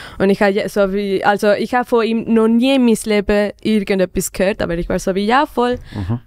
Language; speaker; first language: German; non-native, fluent; Spanish